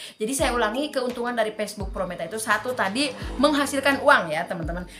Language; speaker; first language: Indonesian; native; Indonesian